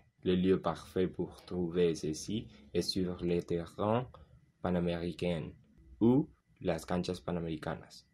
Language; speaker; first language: French; non-native, learner; Spanish